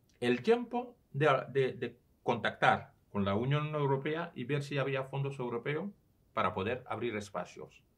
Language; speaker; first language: Spanish; non-native, fluent; Serer